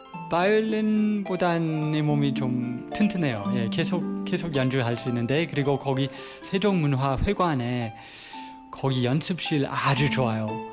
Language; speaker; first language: Korean; non-native, fluent; English